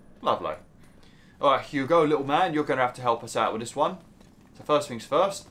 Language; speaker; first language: English; native; English